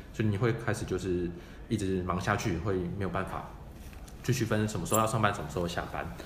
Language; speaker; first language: Chinese; native; Chinese